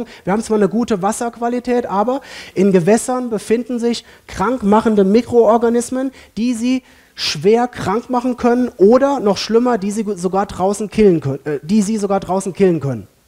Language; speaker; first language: German; native; German